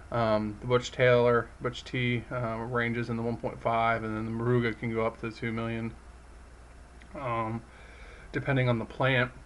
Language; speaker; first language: English; native; English